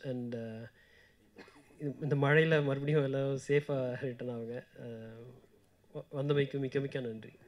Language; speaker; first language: Tamil; native; Tamil